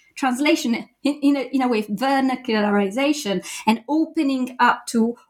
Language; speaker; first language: English; non-native, fluent; Italian